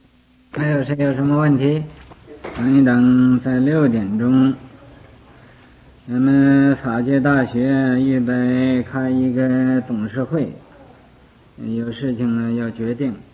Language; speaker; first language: Chinese; native; Chinese